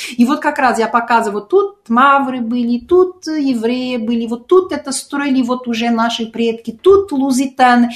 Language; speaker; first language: Russian; non-native, fluent; Portuguese